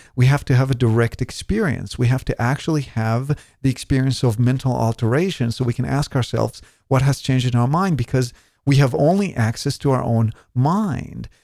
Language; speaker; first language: English; non-native, fluent; Hebrew